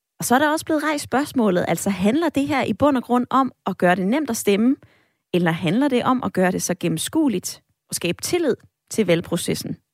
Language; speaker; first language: Danish; native; Danish